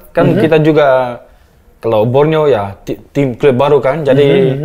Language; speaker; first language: Indonesian; non-native, fluent; Dutch